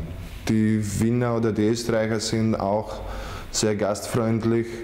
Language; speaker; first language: German; non-native, fluent; Greek